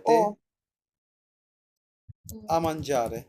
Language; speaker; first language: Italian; non-native, fluent; Bangla